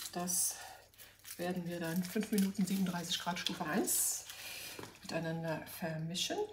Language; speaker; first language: German; native; German